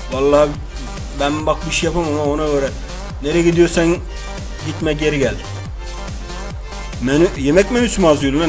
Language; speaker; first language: Turkish; native; Turkish